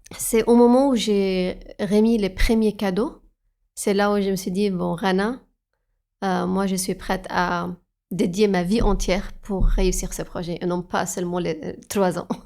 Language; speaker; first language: French; non-native, fluent; Arabic